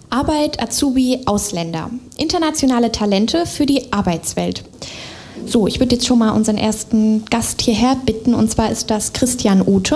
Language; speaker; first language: German; native; German